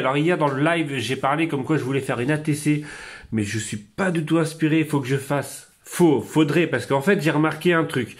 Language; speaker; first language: French; native; French